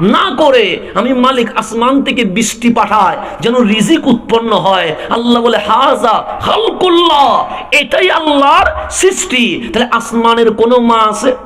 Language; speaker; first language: Bangla; non-native, local second language; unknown